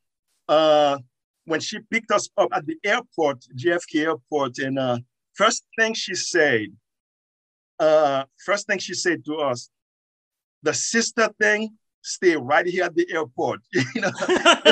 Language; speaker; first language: English; non-native, fluent; Haitian Creole